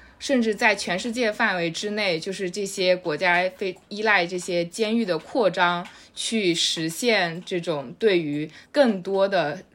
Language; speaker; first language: Chinese; native; Chinese